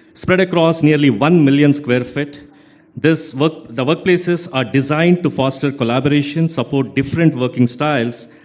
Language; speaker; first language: English; non-native, local second language; Telugu